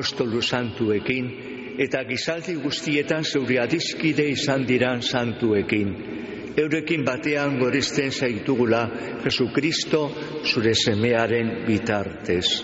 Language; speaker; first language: Basque; native; Basque